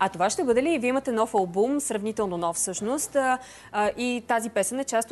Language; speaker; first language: Bulgarian; native; Bulgarian